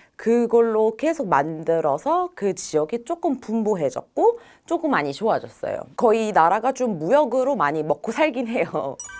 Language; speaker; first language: Korean; non-native, fluent; Arabic